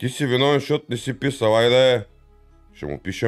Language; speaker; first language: Bulgarian; native; Bulgarian